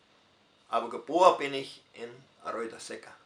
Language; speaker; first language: German; early bilingual, heritage; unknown